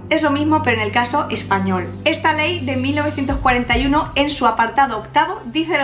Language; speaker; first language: Spanish; native; Spanish